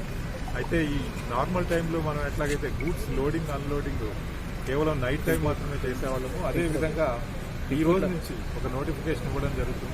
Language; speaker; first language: Telugu; native; Telugu